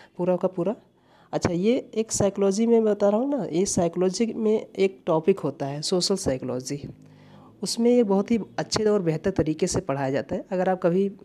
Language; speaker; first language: Hindi; native; Hindi